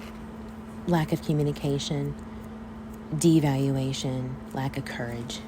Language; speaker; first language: English; native; English